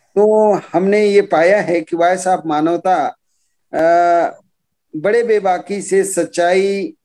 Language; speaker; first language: Hindi; native; Hindi